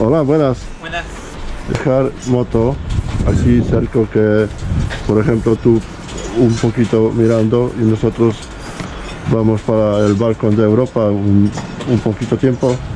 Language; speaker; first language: Spanish; non-native, learner; Polish